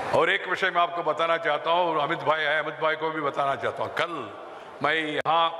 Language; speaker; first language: Hindi; non-native, local second language; Telugu